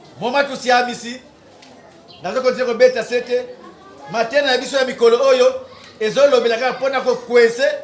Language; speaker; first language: Lingala; non-native, local second language; Kongo